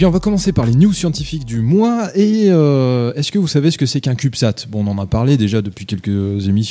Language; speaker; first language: French; native; French